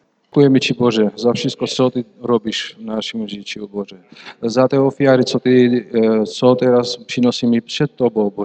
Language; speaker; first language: Polish; native; Polish